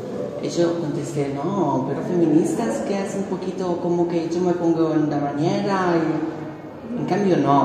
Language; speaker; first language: Spanish; non-native, fluent; Italian